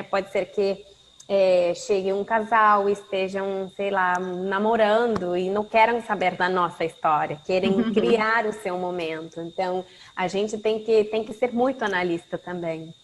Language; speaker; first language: Portuguese; non-native, fluent; Spanish